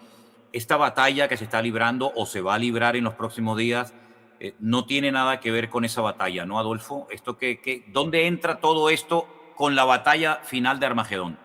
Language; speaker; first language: Spanish; native; Spanish